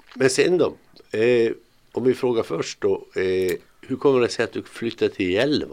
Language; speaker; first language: Swedish; native; Swedish